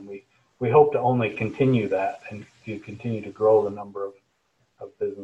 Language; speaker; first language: English; native; English